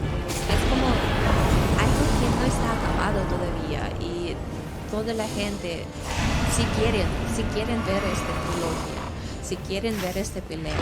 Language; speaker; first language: Spanish; non-native, fluent; Russian